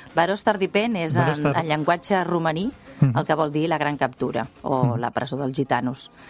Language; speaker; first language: Catalan; native; Catalan